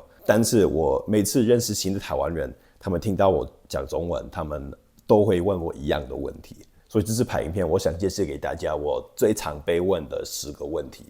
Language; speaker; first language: Chinese; non-native, fluent; English